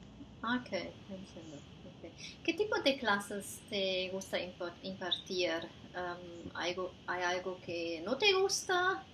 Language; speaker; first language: Spanish; non-native, fluent; Portuguese